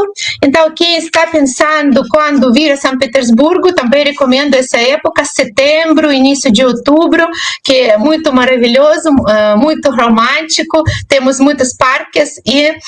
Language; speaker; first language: Portuguese; non-native, fluent; Russian